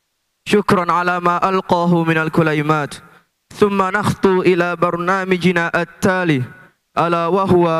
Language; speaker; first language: Arabic; non-native, learner; Indonesian